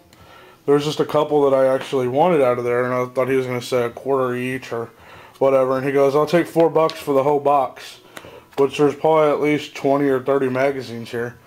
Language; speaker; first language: English; native; English